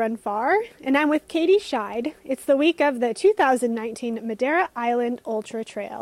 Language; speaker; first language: English; native; English